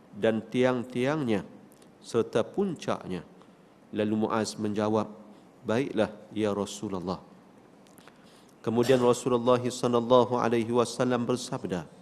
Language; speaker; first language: Malay; native; Malay